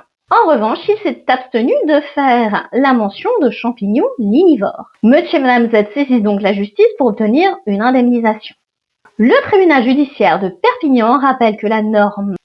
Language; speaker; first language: French; native; French